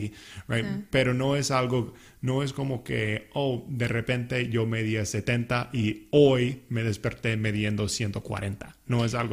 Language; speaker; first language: Spanish; non-native, local second language; English